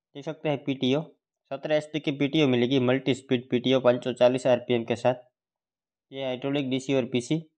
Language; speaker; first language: Hindi; non-native, local second language; Gujarati